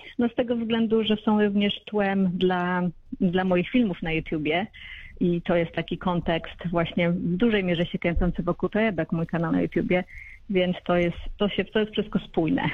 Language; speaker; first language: Polish; native; Polish